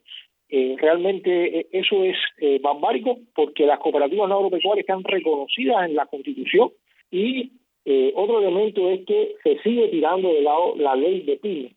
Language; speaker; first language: Spanish; native; Spanish